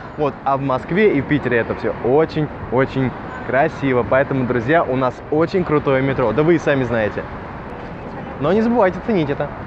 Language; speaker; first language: Russian; native; Russian